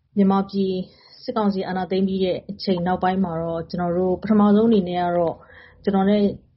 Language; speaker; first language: Burmese; native; Burmese